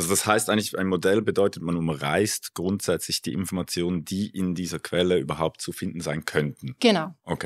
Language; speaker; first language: German; native; German